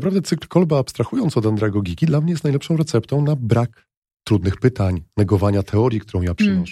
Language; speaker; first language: Polish; native; Polish